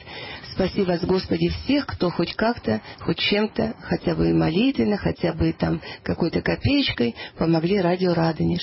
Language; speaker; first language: Russian; native; Russian